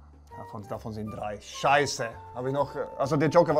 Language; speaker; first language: German; non-native, fluent; Finnish